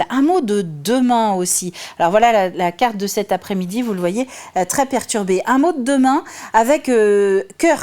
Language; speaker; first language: French; native; French